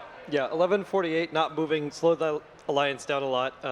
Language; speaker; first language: English; native; English